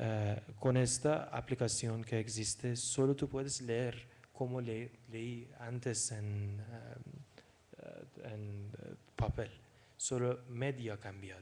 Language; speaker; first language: Spanish; non-native, fluent; Persian